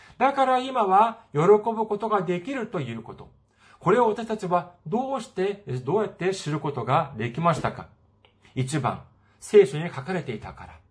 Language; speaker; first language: Japanese; non-native, fluent; Korean